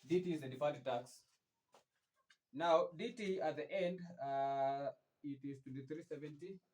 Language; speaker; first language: English; non-native, local second language; Swahili